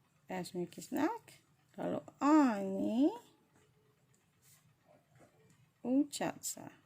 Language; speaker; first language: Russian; non-native, fluent; Indonesian